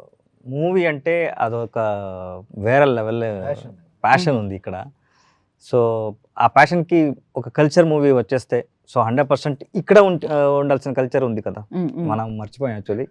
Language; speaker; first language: Telugu; non-native, learner; Kannada